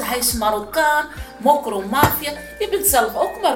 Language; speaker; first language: Dutch; non-native, learner; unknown